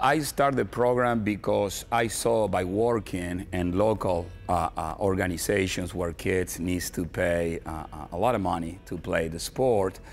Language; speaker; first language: English; non-native, fluent; Spanish